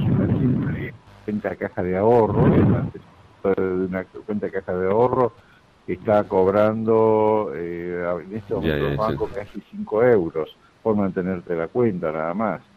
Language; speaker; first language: Spanish; native; Spanish